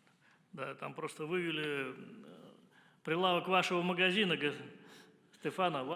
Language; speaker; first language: Russian; native; Russian